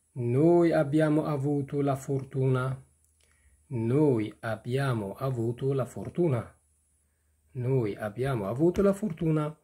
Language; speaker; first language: Italian; non-native, fluent; Persian